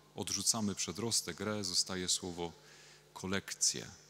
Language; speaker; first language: Polish; native; Polish